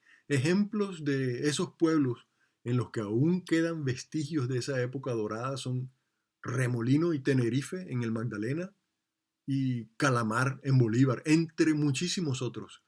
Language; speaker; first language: Spanish; native; Spanish